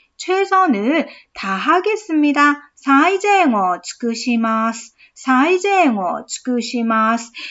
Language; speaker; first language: Korean; native; Korean